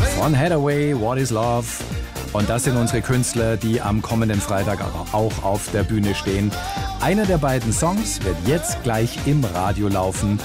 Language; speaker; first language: German; native; German